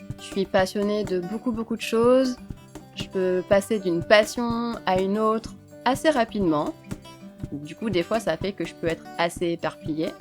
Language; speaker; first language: French; native; French